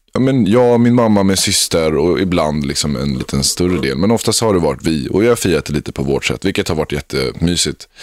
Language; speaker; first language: Swedish; native; Swedish